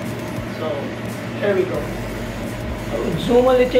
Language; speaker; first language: English; non-native, fluent; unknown